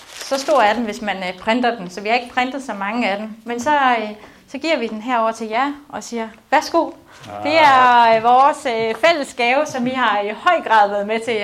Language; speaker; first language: Danish; native; Danish